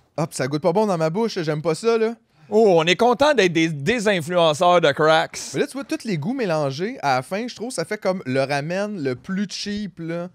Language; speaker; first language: French; native; French